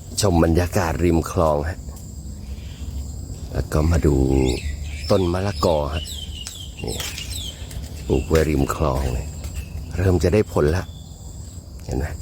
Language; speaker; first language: Thai; native; Thai